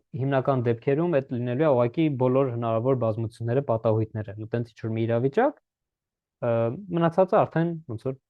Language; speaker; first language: Armenian; native; Armenian